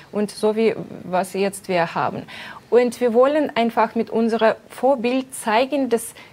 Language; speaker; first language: German; non-native, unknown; Russian